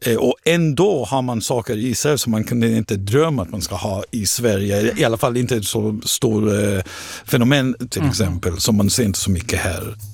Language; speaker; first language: Swedish; non-native, fluent; Hebrew